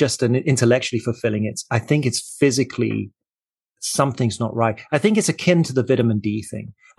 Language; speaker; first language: English; native; English